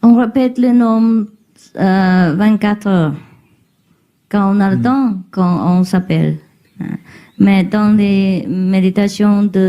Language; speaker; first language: French; non-native, fluent; Vietnamese